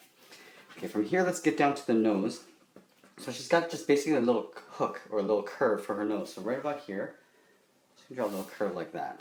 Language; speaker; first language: English; native; English